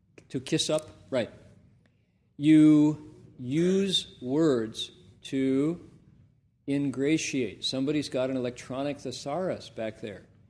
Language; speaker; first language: English; native; English